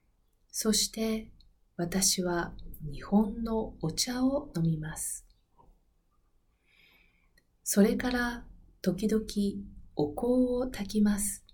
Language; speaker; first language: Japanese; non-native, learner; Spanish